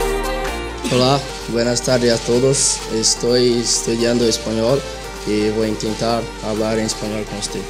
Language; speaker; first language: Spanish; non-native, learner; Portuguese